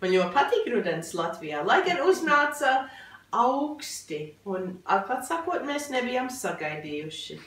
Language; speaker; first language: Latvian; early bilingual, heritage; English